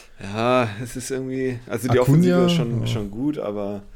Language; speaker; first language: German; native; German